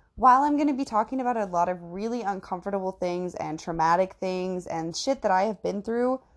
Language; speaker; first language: English; native; English